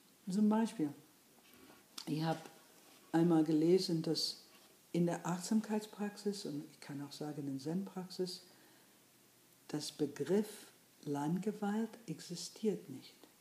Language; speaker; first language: German; non-native, fluent; English